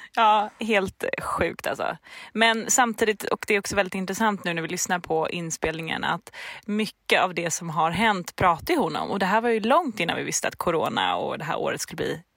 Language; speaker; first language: Swedish; native; Swedish